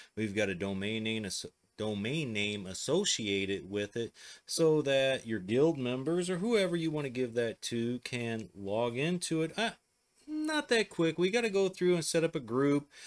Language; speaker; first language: English; native; English